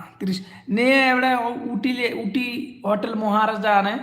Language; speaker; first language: Malayalam; non-native, learner; Bangla